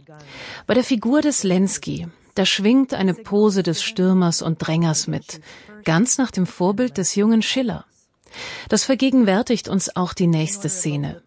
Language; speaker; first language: German; native; German